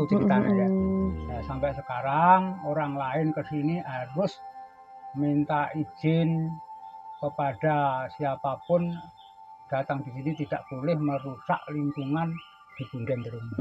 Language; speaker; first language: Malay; non-native, local second language; Javanese